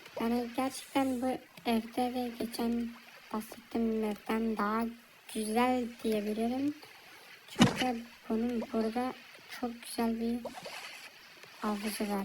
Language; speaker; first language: Turkish; early bilingual, heritage; Turkish